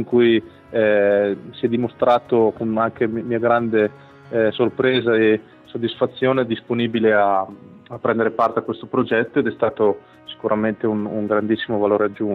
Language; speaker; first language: Italian; native; Italian